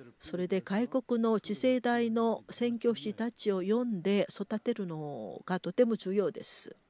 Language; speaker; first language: Japanese; non-native, fluent; Korean